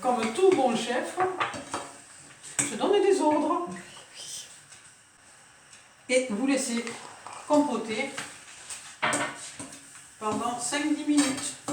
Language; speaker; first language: French; native; French